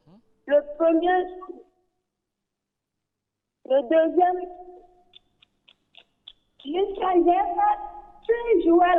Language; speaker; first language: French; non-native, learner; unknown